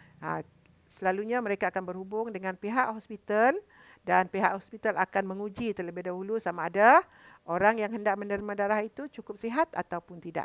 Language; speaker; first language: Malay; native; Malay